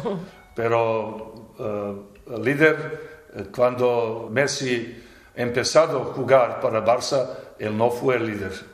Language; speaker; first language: Spanish; non-native, fluent; Serbian